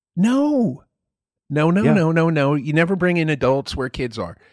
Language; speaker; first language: English; native; English